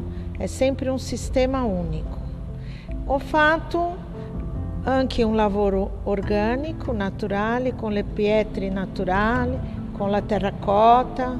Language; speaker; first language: Italian; non-native, fluent; Portuguese